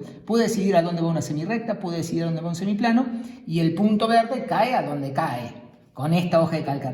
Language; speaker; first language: Spanish; native; Spanish